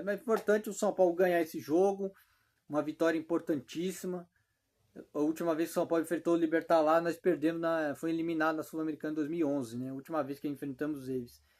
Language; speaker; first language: Portuguese; native; Portuguese